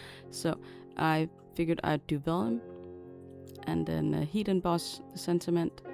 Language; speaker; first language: English; non-native, fluent; Danish